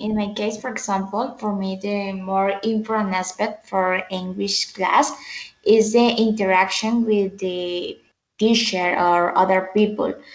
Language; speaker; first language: English; non-native, learner; Spanish